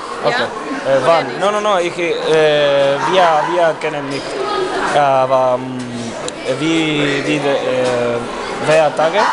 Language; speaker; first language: German; non-native, learner; Spanish